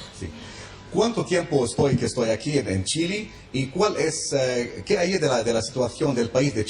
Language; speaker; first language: Spanish; non-native, fluent; Arabic